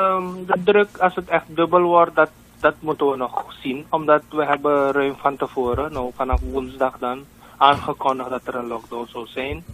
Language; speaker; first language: Dutch; native; Dutch